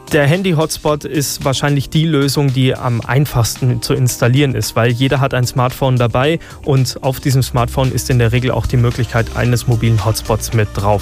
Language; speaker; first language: German; native; German